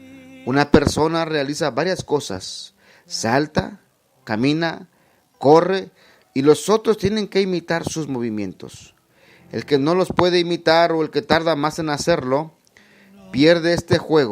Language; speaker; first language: Spanish; native; Spanish